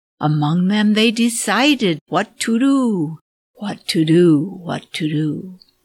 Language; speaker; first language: English; native; English